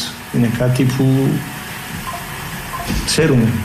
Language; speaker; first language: Greek; non-native, learner; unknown